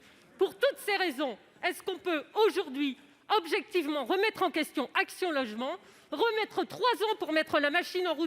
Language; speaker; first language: French; native; French